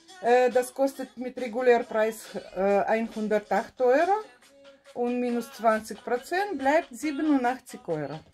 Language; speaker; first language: German; non-native, fluent; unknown